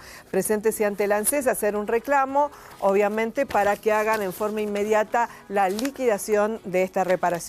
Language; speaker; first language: Spanish; native; Spanish